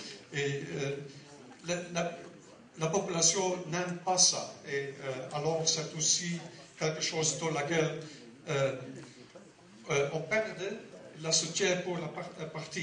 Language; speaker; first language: French; non-native, learner; Dutch